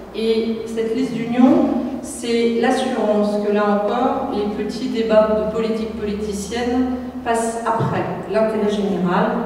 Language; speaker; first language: French; native; French